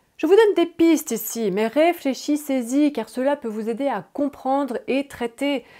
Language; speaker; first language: French; native; French